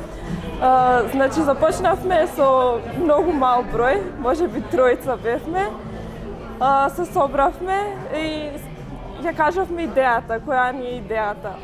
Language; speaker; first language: Macedonian; non-native, local second language; Albanian